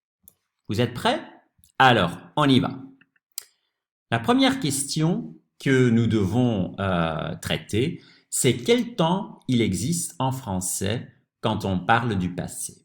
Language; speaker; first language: French; non-native, fluent; Dutch